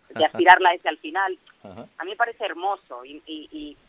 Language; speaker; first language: Spanish; native; Spanish